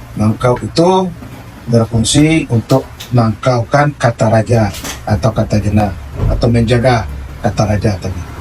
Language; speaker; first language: Malay; non-native, local second language; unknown